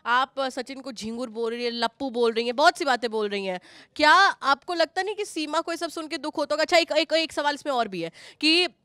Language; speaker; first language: Hindi; native; Hindi